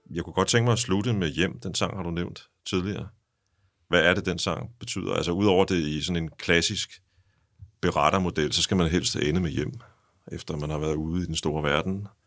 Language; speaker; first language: Danish; native; Danish